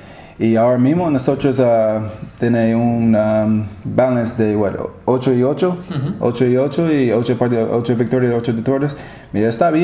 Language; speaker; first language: Spanish; non-native, learner; English